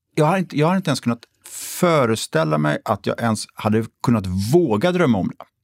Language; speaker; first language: Swedish; native; Swedish